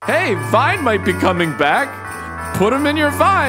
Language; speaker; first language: English; native; English